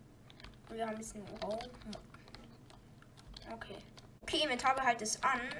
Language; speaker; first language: German; native; German